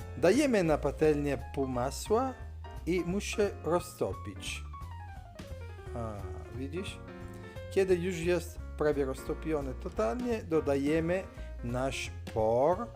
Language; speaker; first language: Polish; non-native, learner; Italian